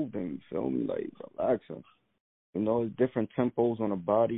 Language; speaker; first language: English; native; English